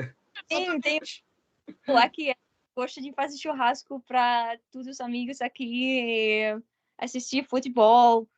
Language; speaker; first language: Portuguese; non-native, learner; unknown